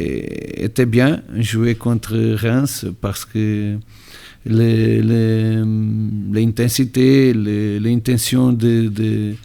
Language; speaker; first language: French; non-native, learner; Portuguese